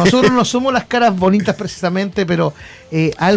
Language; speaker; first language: Spanish; native; Spanish